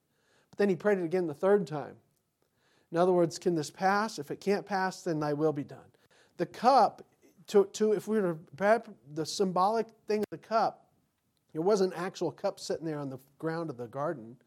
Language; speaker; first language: English; native; English